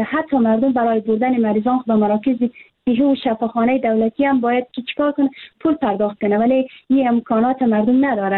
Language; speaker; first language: Persian; native; Persian